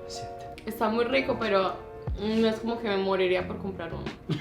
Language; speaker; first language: Spanish; native; Spanish